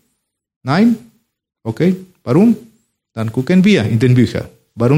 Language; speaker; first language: German; non-native, fluent; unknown